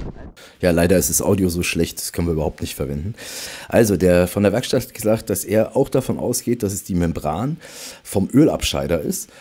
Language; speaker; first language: German; native; German